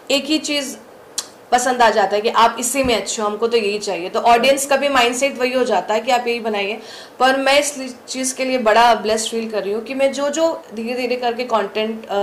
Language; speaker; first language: Hindi; native; Hindi